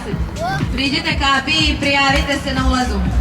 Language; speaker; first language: Serbian; native; Serbian